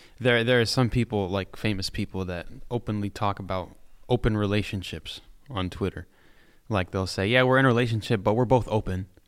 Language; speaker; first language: English; native; English